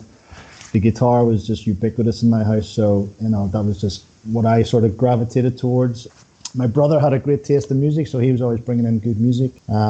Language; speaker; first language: English; native; English